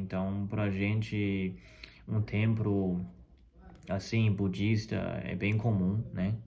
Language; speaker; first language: Portuguese; non-native, fluent; Chinese